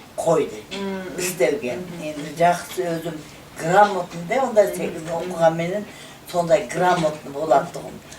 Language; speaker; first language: Kazakh; non-native, local second language; Uyghur